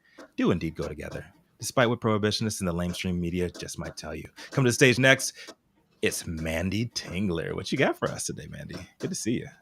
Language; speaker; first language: English; native; English